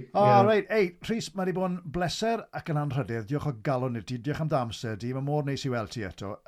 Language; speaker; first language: Welsh; native; Welsh